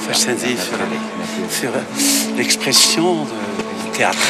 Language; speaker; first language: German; non-native, learner; French